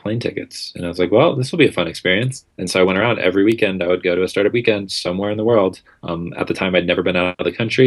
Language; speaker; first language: English; native; English